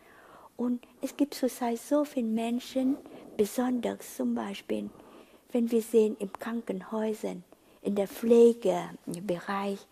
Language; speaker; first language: German; non-native, fluent; Vietnamese